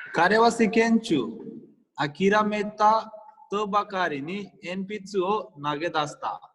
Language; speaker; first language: Japanese; non-native, fluent; Hindi